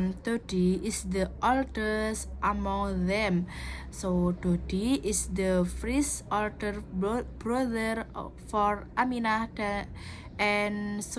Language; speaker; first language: English; non-native, learner; Indonesian